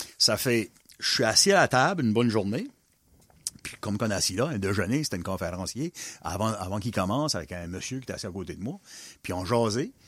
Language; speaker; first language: French; non-native, local second language; English